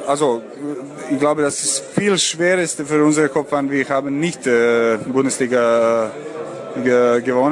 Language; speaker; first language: German; non-native, learner; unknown